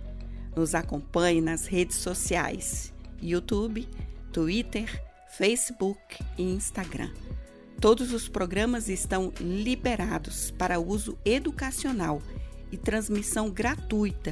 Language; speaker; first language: Portuguese; native; Portuguese